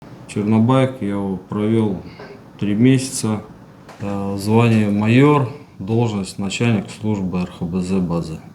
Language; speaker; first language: Russian; native; Russian